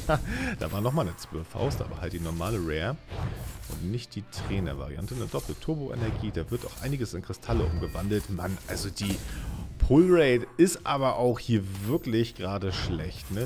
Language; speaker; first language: German; native; German